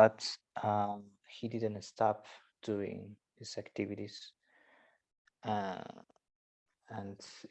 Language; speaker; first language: English; non-native, learner; Spanish